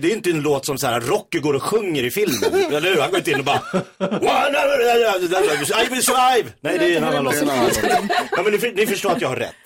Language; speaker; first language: Swedish; native; Swedish